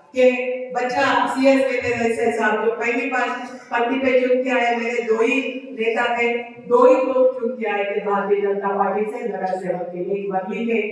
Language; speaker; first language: Hindi; non-native, local second language; Marathi